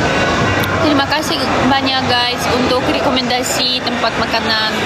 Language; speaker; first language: Indonesian; non-native, learner; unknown